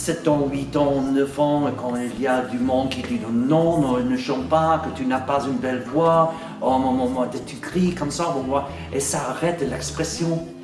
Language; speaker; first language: French; non-native, fluent; English